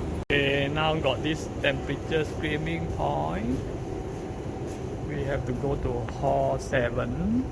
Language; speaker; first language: English; non-native, local second language; Chinese